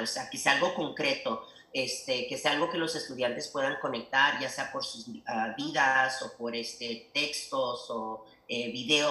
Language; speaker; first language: Spanish; early bilingual, heritage; Spanish